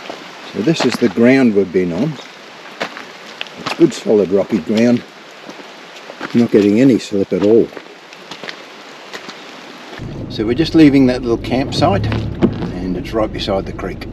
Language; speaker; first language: English; native; English